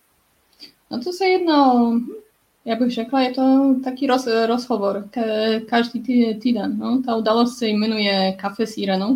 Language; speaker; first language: Czech; non-native, learner; Polish